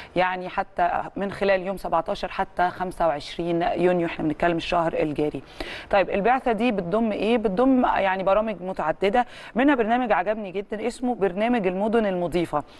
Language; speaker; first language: Egyptian Arabic; native; Egyptian Arabic